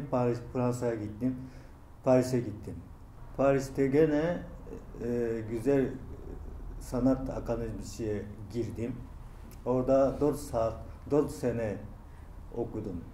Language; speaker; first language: Turkish; non-native, learner; Japanese